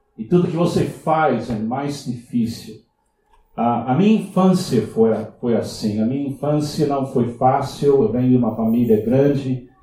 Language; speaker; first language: Portuguese; non-native, fluent; English